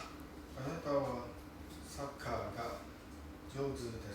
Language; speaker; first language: Japanese; non-native, learner; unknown